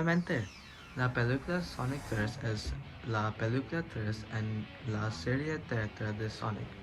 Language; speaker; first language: Spanish; non-native, learner; English